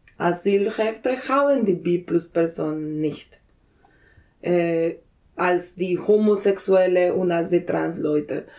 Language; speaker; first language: German; non-native, fluent; Spanish